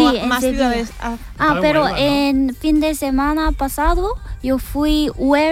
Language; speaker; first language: Spanish; non-native, learner; Korean